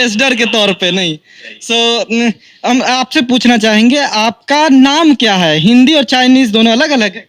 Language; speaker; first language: Hindi; native; Hindi